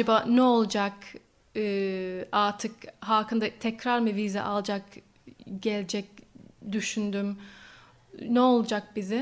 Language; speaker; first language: Turkish; non-native, learner; English